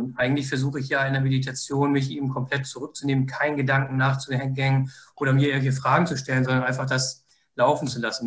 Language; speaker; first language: German; native; German